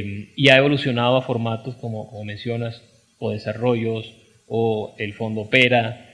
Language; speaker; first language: Spanish; native; Spanish